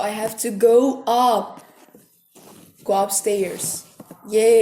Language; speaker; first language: English; non-native, fluent; Indonesian